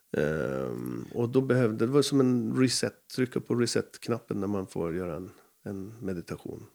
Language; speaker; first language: Swedish; native; Swedish